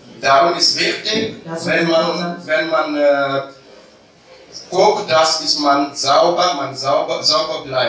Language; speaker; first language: German; non-native, learner; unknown